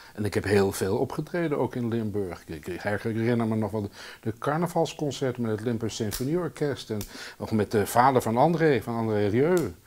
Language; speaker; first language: Dutch; native; Dutch